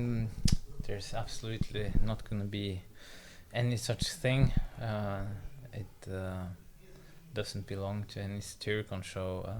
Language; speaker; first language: English; non-native, fluent; Norwegian